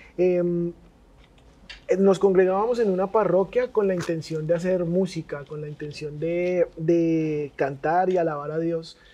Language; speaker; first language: Spanish; native; Spanish